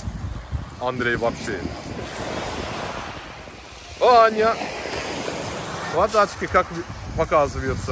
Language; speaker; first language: Russian; non-native, learner; Turkish